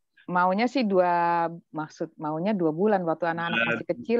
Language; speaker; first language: Indonesian; native; Indonesian